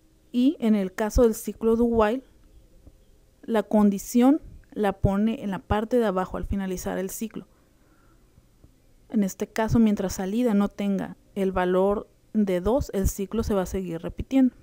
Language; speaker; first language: Spanish; native; Spanish